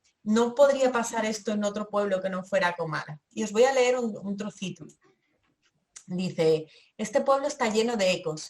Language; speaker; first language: Spanish; native; Spanish